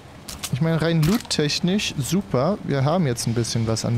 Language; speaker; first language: German; native; German